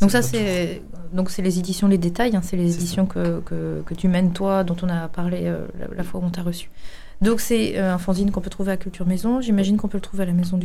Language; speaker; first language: French; native; French